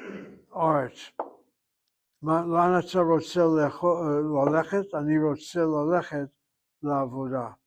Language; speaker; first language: Hebrew; non-native, fluent; English